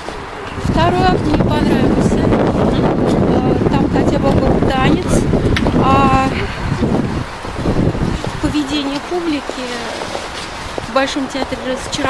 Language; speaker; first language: Russian; native; Russian